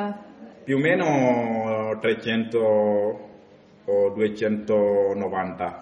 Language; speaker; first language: Italian; non-native, learner; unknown